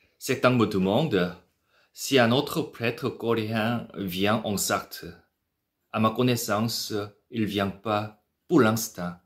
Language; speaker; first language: French; non-native, learner; Korean